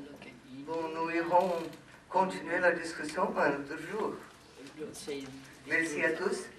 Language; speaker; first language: French; non-native, fluent; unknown